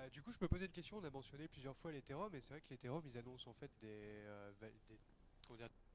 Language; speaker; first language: French; native; French